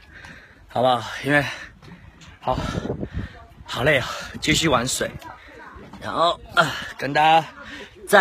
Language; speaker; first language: Chinese; native; Chinese